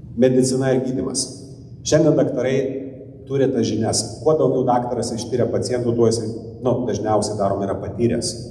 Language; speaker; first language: Lithuanian; non-native, local second language; Polish